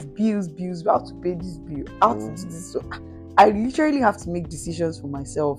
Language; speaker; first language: English; non-native, local second language; Yoruba